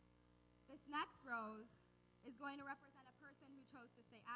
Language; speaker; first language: English; native; English